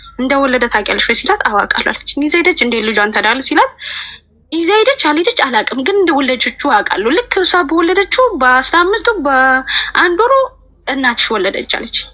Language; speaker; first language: Amharic; native; Amharic